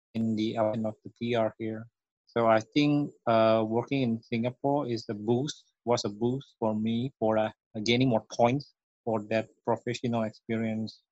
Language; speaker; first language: English; non-native, fluent; Indonesian